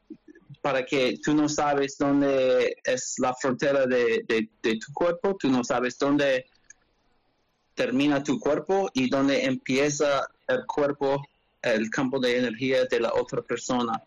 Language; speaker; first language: Spanish; non-native, learner; English